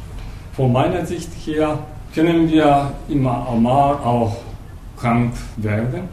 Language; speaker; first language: German; non-native, learner; Japanese